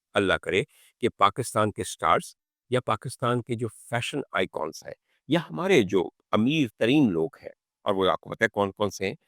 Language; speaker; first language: Urdu; native; Urdu